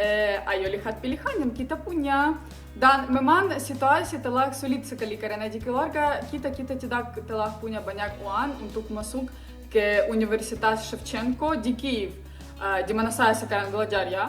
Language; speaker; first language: Indonesian; non-native, learner; Ukrainian